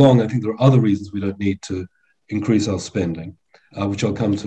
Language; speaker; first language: English; native; English